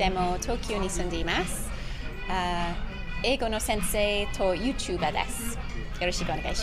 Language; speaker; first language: Japanese; non-native, learner; English